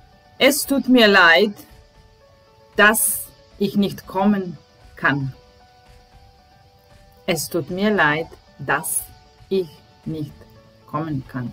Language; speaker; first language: German; non-native, fluent; Serbian